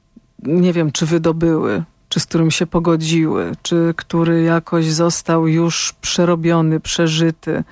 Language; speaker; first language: Polish; native; Polish